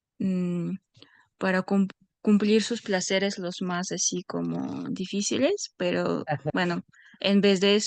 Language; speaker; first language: Spanish; non-native, fluent; Russian